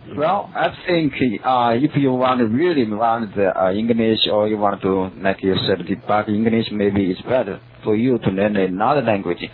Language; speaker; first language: English; non-native, learner; Chinese